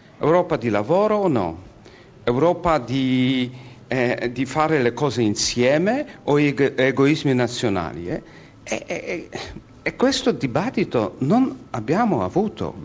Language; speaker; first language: Italian; non-native, fluent; Polish